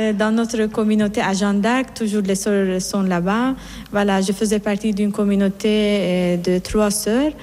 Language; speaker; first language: French; non-native, fluent; Persian